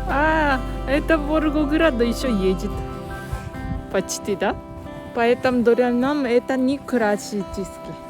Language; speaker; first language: Russian; non-native, learner; Japanese